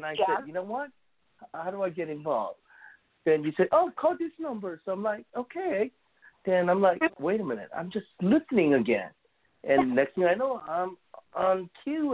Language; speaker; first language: English; non-native, fluent; Korean